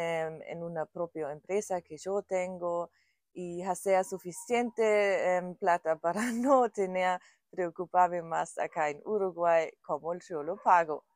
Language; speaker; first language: Spanish; non-native, fluent; German